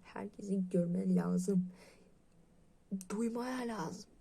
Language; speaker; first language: Turkish; non-native, learner; Russian